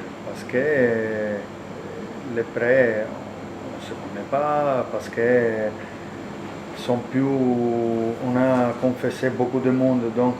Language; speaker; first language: French; non-native, learner; Italian